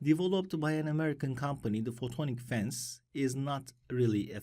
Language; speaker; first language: English; non-native, fluent; Turkish